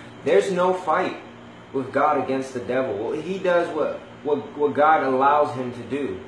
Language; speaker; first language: English; early bilingual, other home language; Spanish